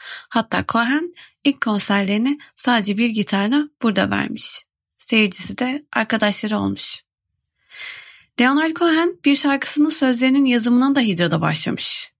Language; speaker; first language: Turkish; native; Turkish